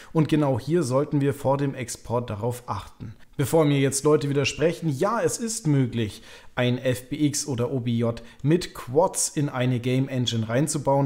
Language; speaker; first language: German; native; German